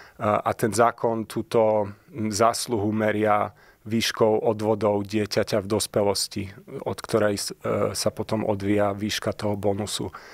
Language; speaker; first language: Slovak; early bilingual, heritage; Slovak